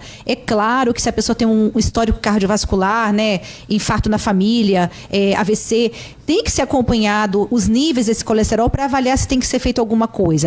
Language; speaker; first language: Portuguese; native; Portuguese